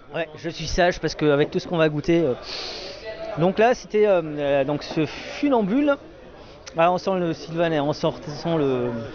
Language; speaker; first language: French; native; French